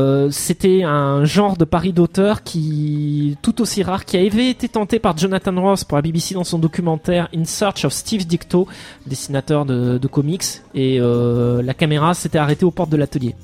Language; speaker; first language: French; native; French